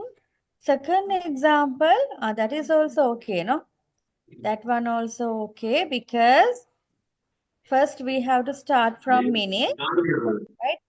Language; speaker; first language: English; non-native, local second language; Sinhala